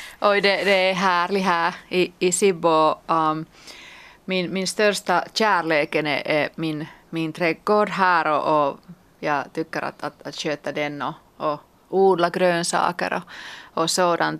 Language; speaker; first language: Swedish; non-native, local second language; Finnish